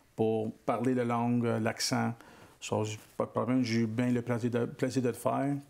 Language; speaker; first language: French; native; French